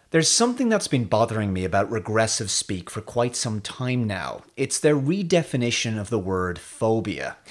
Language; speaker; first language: English; native; English